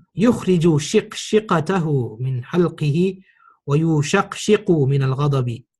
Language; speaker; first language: Arabic; non-native, fluent; English